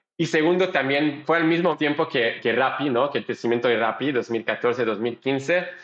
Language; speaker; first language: Spanish; non-native, fluent; French